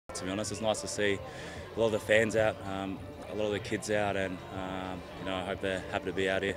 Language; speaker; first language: English; native; English